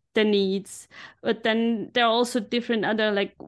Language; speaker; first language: English; non-native, fluent; German